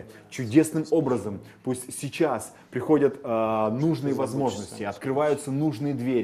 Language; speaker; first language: Russian; native; Russian